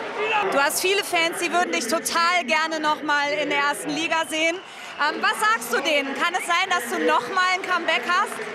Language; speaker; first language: German; native; German